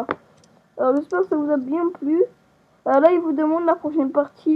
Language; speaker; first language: French; native; French